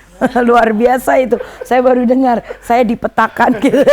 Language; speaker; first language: Indonesian; native; Indonesian